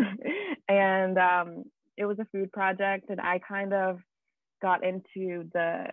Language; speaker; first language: English; native; English